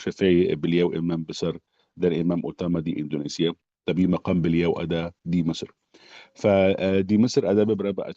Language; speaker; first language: Indonesian; non-native, fluent; Arabic